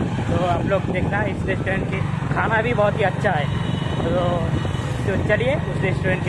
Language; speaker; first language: Hindi; non-native, local second language; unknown